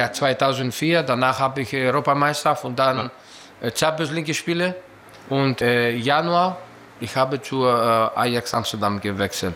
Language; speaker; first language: German; non-native, learner; Greek